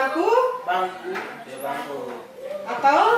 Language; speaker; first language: Indonesian; non-native, local second language; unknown